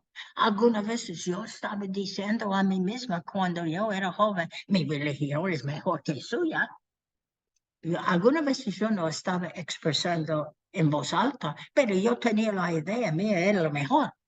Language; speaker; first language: Spanish; non-native, learner; English